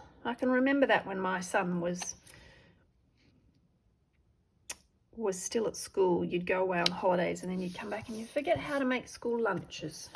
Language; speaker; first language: English; native; English